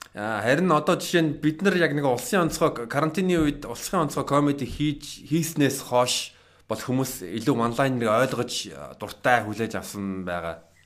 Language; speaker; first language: Mongolian; early bilingual, heritage; Mongolian